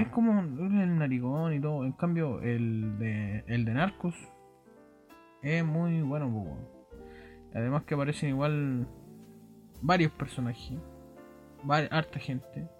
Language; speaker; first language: Spanish; native; Spanish